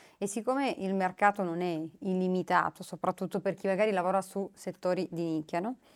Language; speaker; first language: Italian; non-native, fluent; Romanian